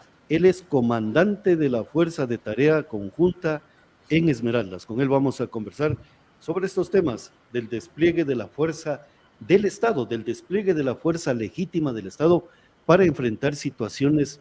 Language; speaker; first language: Spanish; native; Spanish